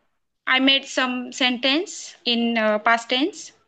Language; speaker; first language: English; non-native, learner; Marathi